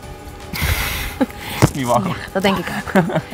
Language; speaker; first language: Dutch; native; Dutch